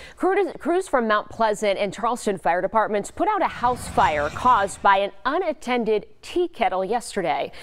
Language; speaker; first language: English; native; English